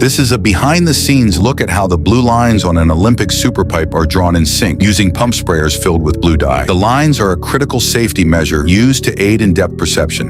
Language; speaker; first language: English; native; English